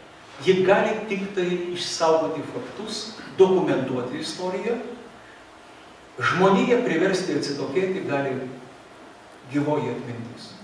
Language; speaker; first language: Lithuanian; native; Lithuanian